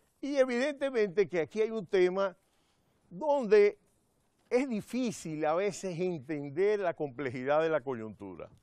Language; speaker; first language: Spanish; native; Spanish